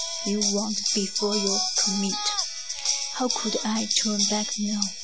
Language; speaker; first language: English; non-native, learner; Chinese